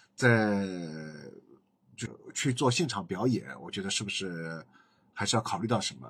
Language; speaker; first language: Chinese; native; Chinese